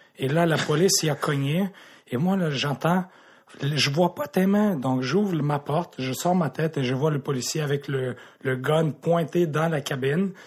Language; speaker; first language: French; early bilingual, other home language; Russian